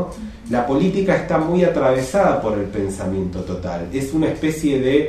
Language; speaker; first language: Spanish; native; Spanish